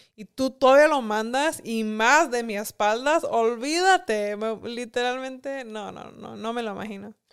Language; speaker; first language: Spanish; early bilingual, heritage; Spanish